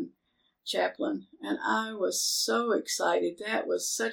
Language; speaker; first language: English; native; English